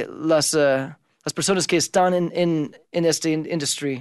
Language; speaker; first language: Spanish; non-native, fluent; English